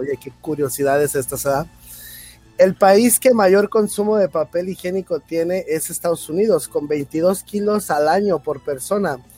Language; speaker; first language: Spanish; native; Spanish